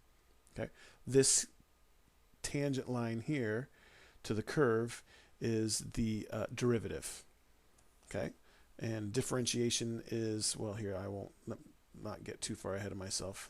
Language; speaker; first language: English; native; English